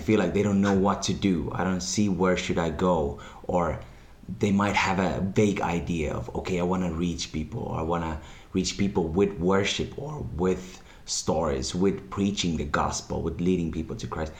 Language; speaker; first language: English; non-native, fluent; Finnish